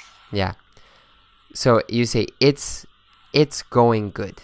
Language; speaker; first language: English; native; English